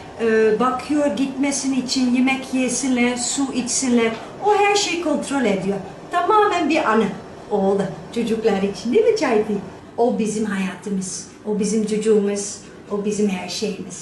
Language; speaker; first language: Turkish; non-native, fluent; Dutch